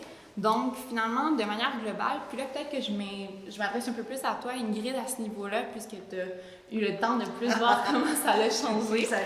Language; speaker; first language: French; native; French